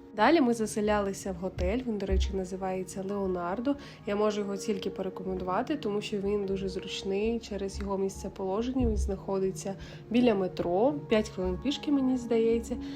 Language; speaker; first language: Ukrainian; native; Ukrainian